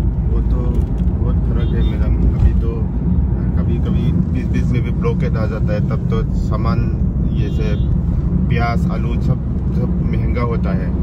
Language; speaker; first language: Hindi; non-native, local second language; Manipuri